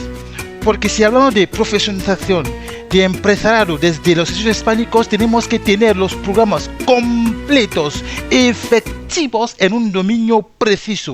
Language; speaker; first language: Spanish; non-native, fluent; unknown